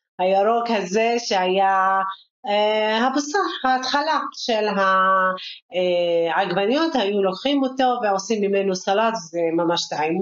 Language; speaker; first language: Hebrew; non-native, local second language; Arabic